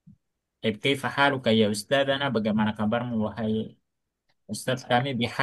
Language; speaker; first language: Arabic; non-native, fluent; Indonesian